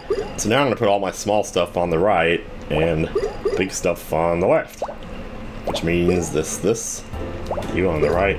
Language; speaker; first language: English; native; English